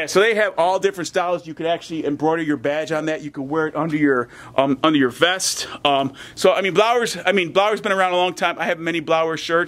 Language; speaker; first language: English; native; English